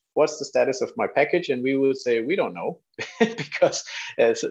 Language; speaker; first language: English; non-native, fluent; Danish